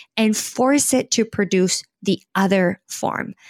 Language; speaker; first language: English; non-native, fluent; Spanish